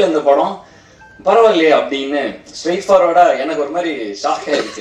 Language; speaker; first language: Tamil; native; Tamil